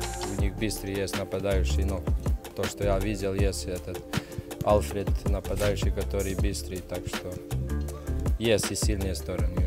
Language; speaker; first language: Russian; non-native, fluent; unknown